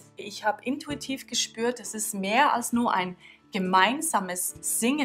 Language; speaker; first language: German; non-native, fluent; Norwegian